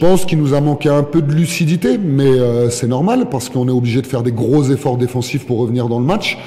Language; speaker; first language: French; native; French